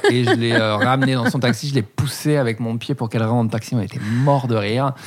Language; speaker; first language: French; native; French